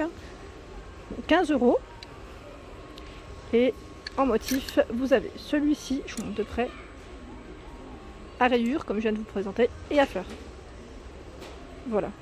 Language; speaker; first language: French; native; French